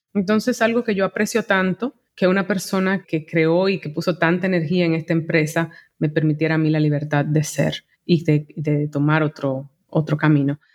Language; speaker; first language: Spanish; native; Spanish